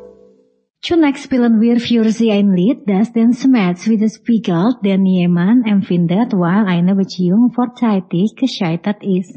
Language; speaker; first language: German; non-native, fluent; Indonesian